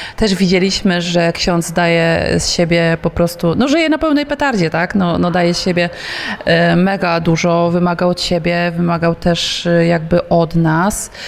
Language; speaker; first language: Polish; native; Polish